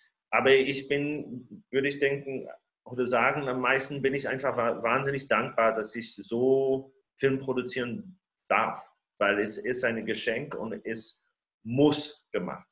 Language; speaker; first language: German; non-native, fluent; French